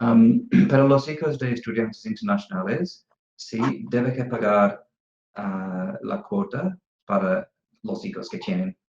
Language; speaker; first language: Spanish; non-native, fluent; English